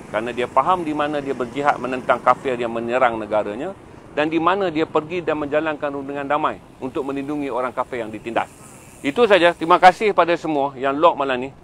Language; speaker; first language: Malay; native; Malay